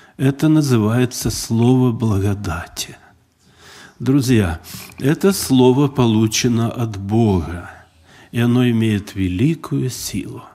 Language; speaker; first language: Russian; native; Russian